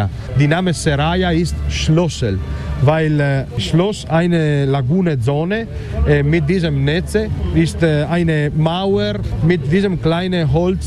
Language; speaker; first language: German; non-native, learner; Italian